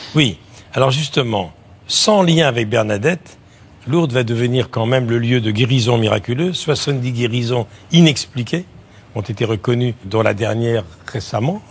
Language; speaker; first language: French; native; French